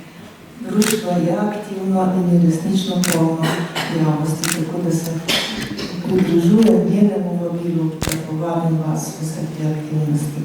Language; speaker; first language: Slovenian; native; Slovenian